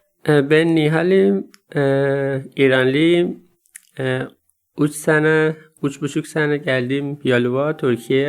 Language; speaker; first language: Turkish; non-native, learner; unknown